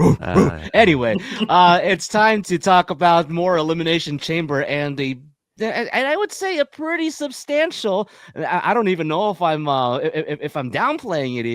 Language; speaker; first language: English; native; English